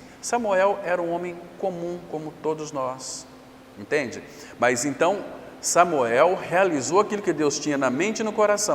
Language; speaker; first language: Portuguese; native; Portuguese